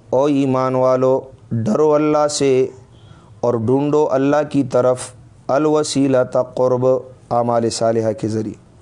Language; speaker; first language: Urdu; non-native, local second language; Pashto